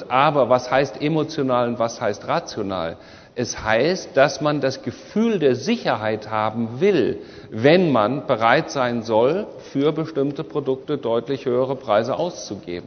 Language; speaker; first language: German; native; German